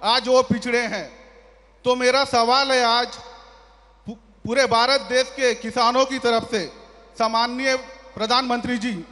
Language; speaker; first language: Hindi; native; Hindi